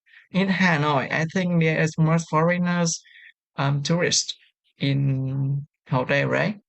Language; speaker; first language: English; non-native, learner; Vietnamese